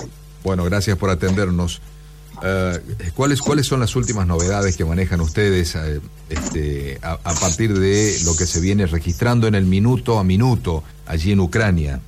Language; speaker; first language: Spanish; native; Spanish